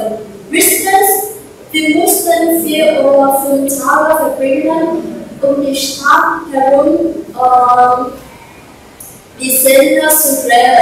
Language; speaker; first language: German; non-native, learner; Vietnamese